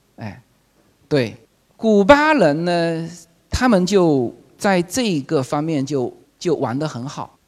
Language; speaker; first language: Chinese; native; Chinese